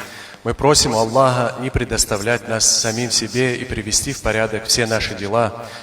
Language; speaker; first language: Russian; non-native, local second language; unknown